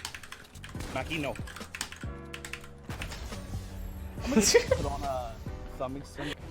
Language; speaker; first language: English; native; English